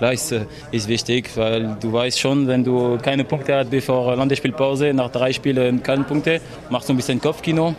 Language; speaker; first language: German; non-native, learner; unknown